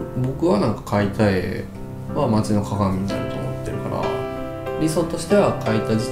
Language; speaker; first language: Japanese; native; Japanese